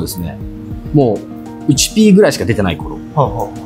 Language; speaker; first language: Japanese; native; Japanese